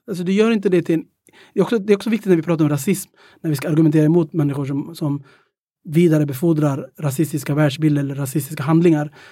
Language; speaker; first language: Swedish; early bilingual, other home language; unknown